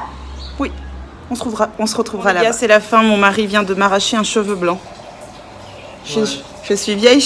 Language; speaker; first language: French; native; French